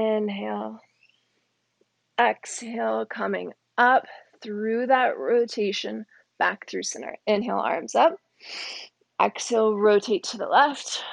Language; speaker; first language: English; native; English